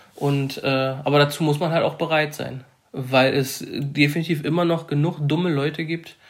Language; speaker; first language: German; native; German